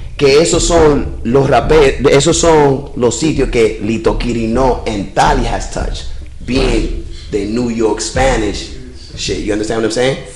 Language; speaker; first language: English; early bilingual, other home language; Spanish